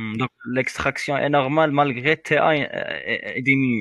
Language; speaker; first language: French; non-native, local second language; Arabic